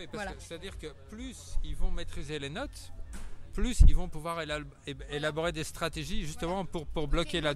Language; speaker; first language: French; native; French